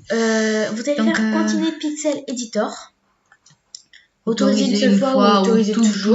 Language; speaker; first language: French; native; French